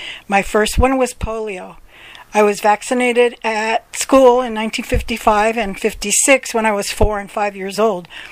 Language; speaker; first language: English; early bilingual, other home language; Spanish